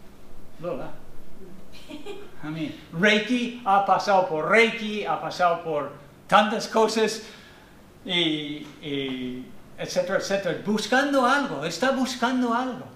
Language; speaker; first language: Spanish; non-native, fluent; English